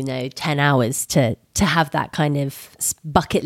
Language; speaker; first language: English; native; English